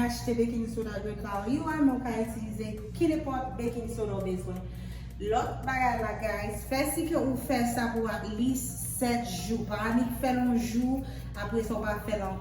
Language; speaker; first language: French; non-native, learner; Haitian Creole